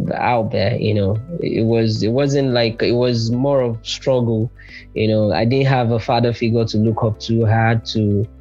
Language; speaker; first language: English; non-native, local second language; Yoruba